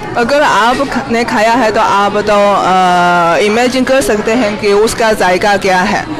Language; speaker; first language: Urdu; non-native, fluent; Chinese